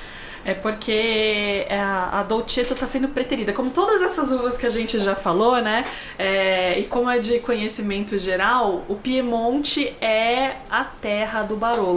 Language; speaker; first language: Portuguese; native; Portuguese